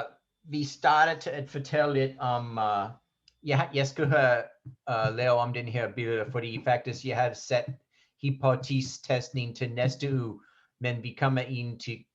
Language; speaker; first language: Danish; non-native, fluent; English